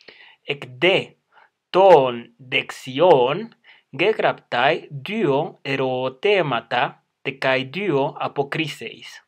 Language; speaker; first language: Greek; non-native, fluent; Spanish